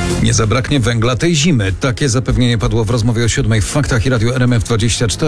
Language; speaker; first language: Polish; native; Polish